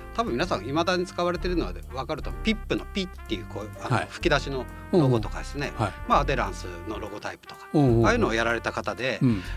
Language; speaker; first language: Japanese; native; Japanese